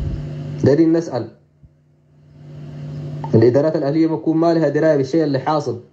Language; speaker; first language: Arabic; native; Arabic